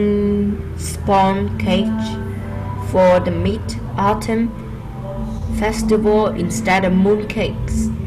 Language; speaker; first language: English; non-native, learner; Vietnamese